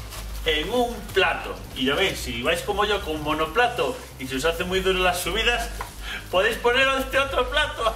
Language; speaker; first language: Spanish; native; Spanish